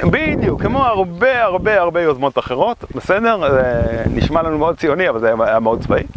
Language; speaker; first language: Hebrew; native; Hebrew